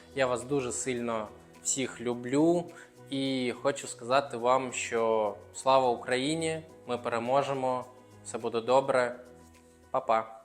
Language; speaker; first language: Ukrainian; non-native, local second language; Russian